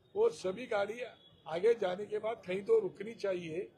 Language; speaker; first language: Hindi; non-native, local second language; Marathi